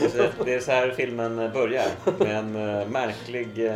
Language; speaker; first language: Swedish; native; Swedish